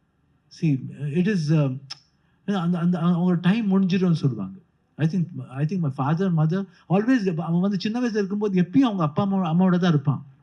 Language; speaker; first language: Tamil; non-native, fluent; Kannada